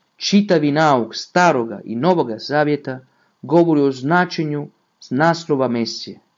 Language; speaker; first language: Croatian; non-native, fluent; Italian